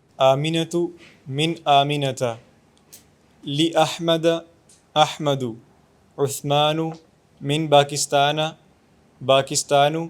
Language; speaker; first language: Arabic; non-native, learner; Urdu